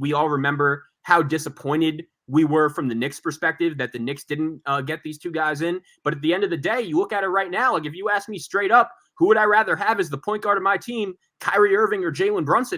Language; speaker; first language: English; native; English